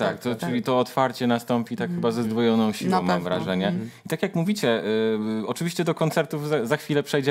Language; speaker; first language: Polish; native; Polish